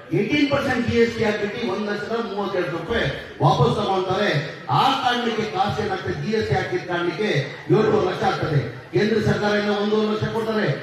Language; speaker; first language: Kannada; non-native, local second language; Urdu